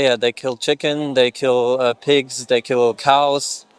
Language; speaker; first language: English; non-native, fluent; German